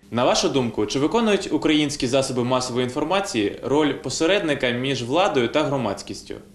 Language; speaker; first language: Ukrainian; native; Ukrainian